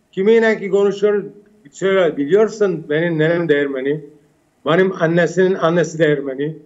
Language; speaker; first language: Turkish; early bilingual, heritage; Turkish